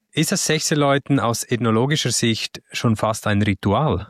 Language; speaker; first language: German; native; German